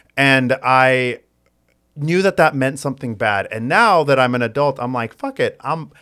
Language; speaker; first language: English; native; English